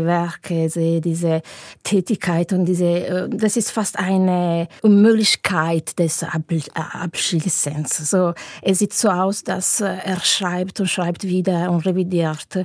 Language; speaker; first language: German; non-native, fluent; Italian